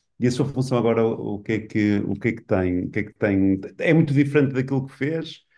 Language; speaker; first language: Portuguese; native; Portuguese